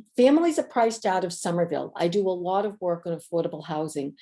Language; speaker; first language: English; native; English